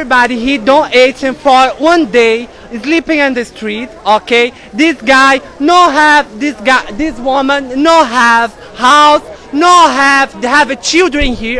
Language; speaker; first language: English; non-native, learner; Spanish